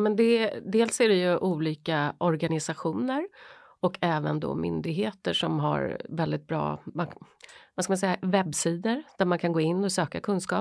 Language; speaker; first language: Swedish; native; Swedish